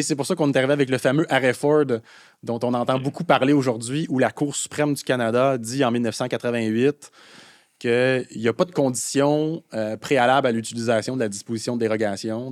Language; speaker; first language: French; native; French